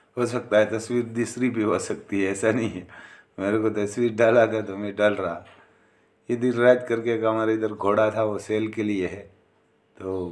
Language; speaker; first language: Hindi; non-native, local second language; Gujarati